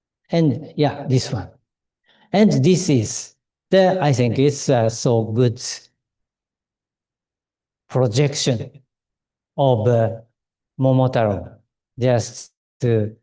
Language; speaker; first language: English; non-native, learner; Japanese